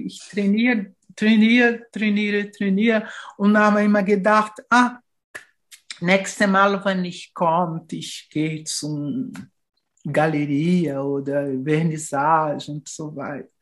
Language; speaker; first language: German; non-native, fluent; Portuguese